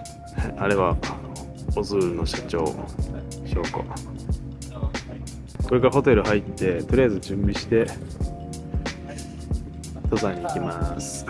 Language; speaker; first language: Japanese; native; Japanese